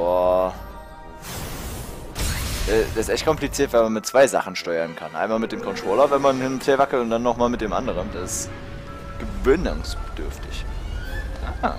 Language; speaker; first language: German; native; German